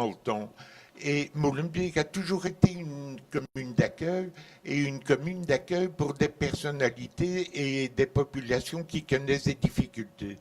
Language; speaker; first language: French; native; French